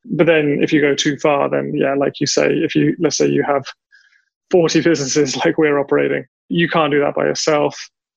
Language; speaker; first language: English; native; English